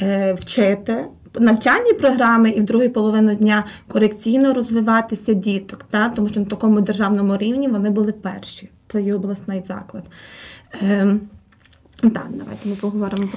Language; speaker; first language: Ukrainian; native; Ukrainian